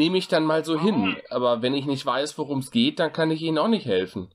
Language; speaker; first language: German; native; German